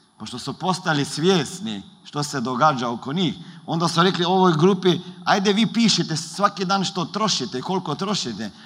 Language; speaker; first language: Croatian; early bilingual, heritage; Croatian